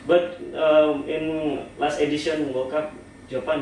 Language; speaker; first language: English; non-native, learner; Indonesian